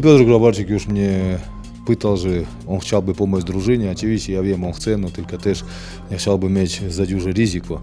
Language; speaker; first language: Polish; non-native, fluent; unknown